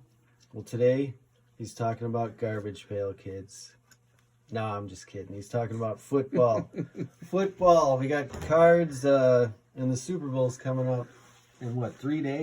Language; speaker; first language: English; native; English